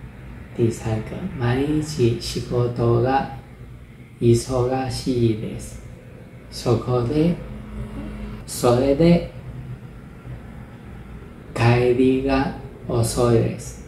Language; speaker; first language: Japanese; non-native, fluent; Chinese